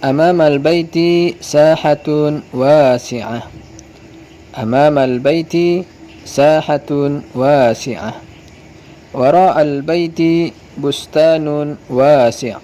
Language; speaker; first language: Arabic; non-native, learner; Indonesian